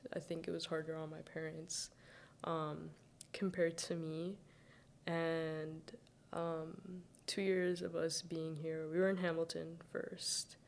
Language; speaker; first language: English; early bilingual, other home language; Arabic